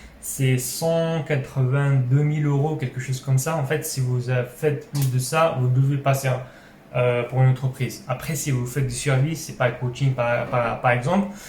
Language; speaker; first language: French; non-native, local second language; Arabic